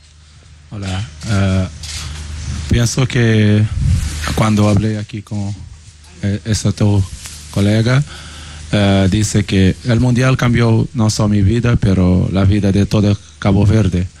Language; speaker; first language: Spanish; non-native, learner; Portuguese